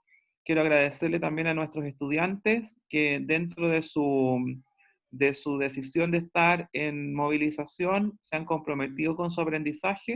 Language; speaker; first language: Spanish; native; Spanish